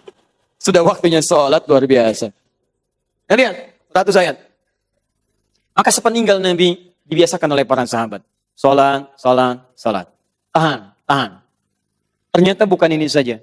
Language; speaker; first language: Indonesian; native; Indonesian